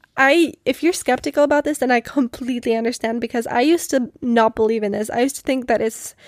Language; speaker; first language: English; non-native, fluent; Czech